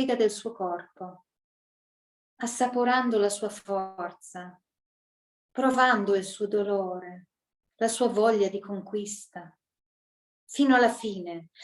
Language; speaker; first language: Italian; early bilingual, other home language; English